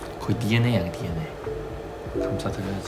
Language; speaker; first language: Korean; non-native, fluent; Chinese